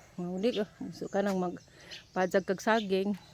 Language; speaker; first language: Filipino; native; Filipino